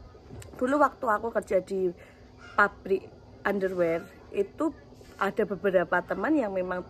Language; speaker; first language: Indonesian; native; Indonesian